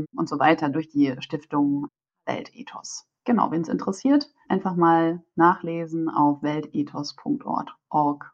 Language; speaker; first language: German; native; German